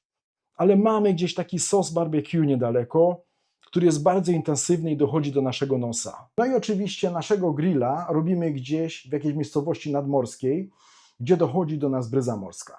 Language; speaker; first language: Polish; native; Polish